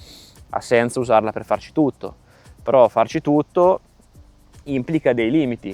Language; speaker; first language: Italian; native; Italian